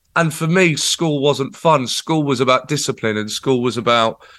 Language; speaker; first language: English; native; English